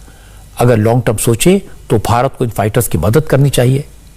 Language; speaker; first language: Hindi; native; Hindi